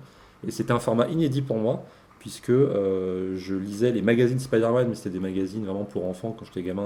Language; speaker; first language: French; native; French